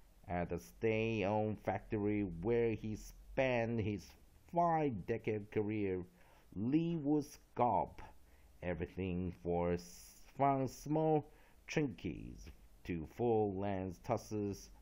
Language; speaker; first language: English; non-native, fluent; Chinese